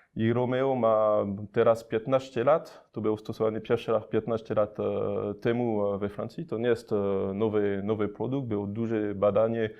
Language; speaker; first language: Polish; non-native, learner; French